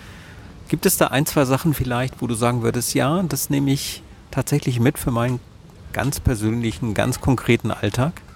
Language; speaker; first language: German; native; German